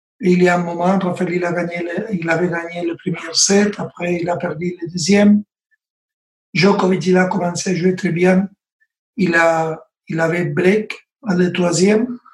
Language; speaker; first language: French; non-native, learner; Spanish